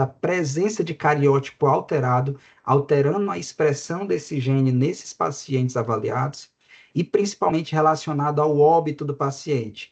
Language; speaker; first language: Portuguese; native; Portuguese